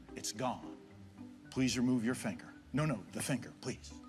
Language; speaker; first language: English; native; English